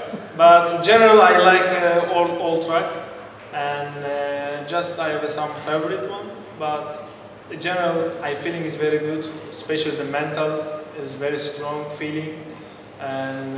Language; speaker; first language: English; non-native, learner; Turkish